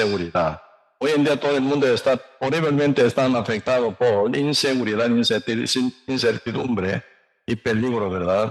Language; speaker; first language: Spanish; non-native, learner; Korean